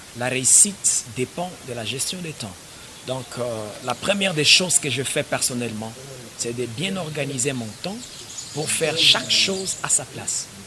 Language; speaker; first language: French; non-native, local second language; Swahili